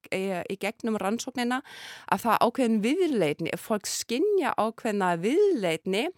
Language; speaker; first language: Icelandic; non-native, fluent; German